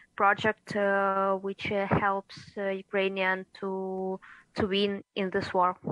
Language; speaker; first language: English; early bilingual, other home language; Russian